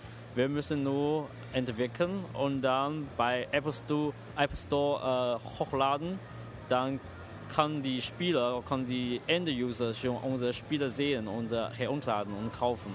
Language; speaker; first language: German; non-native, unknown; Chinese